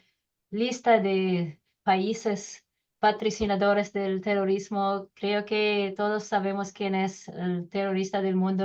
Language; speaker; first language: Spanish; non-native, learner; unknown